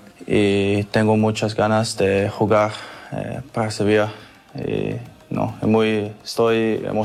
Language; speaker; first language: Spanish; non-native, learner; English